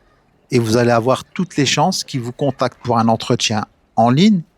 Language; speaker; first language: French; native; French